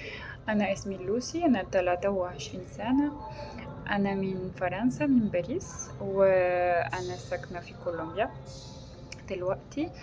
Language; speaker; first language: Arabic; early bilingual, heritage; French